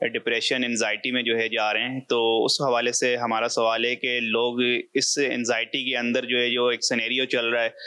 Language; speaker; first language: Urdu; non-native, local second language; Punjabi